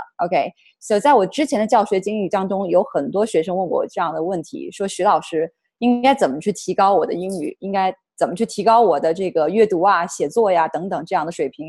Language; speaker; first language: Chinese; native; Chinese